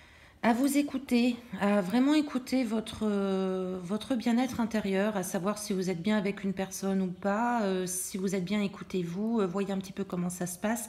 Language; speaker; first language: French; native; French